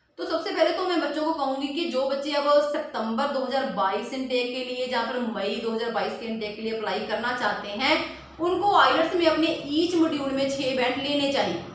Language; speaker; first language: Hindi; non-native, local second language; Punjabi